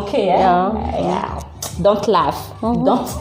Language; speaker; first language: English; non-native, learner; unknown